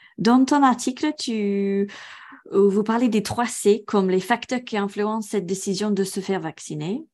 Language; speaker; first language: French; non-native, fluent; English